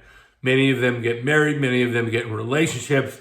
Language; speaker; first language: English; native; English